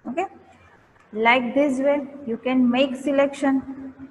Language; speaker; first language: English; non-native, local second language; Gujarati